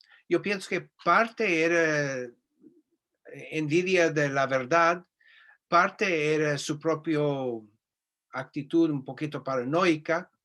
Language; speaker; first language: Spanish; non-native, fluent; English